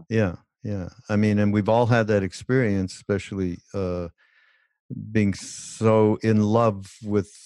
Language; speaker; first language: English; native; English